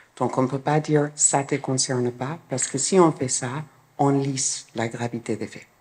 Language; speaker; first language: French; non-native, fluent; English